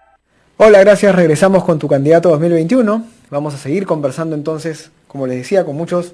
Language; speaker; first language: Spanish; native; Spanish